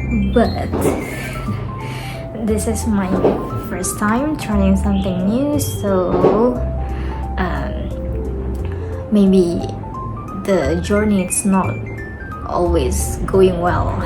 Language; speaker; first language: English; non-native, learner; Indonesian